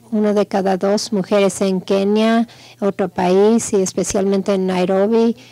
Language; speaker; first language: Spanish; non-native, fluent; English